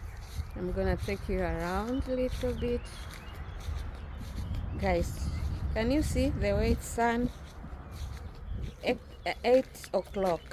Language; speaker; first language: English; non-native, learner; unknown